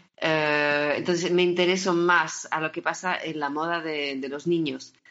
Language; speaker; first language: Spanish; early bilingual, heritage; French